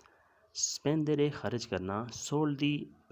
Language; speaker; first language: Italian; non-native, learner; Urdu